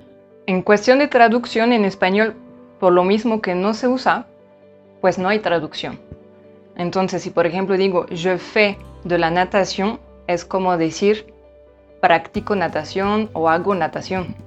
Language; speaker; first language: Spanish; non-native, fluent; French